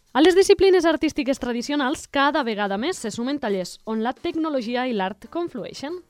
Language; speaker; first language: Catalan; native; Catalan